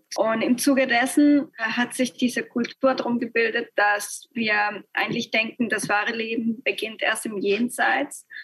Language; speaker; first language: German; early bilingual, other home language; Spanish